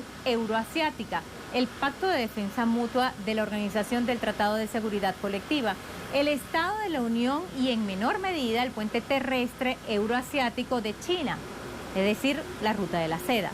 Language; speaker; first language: Spanish; native; Spanish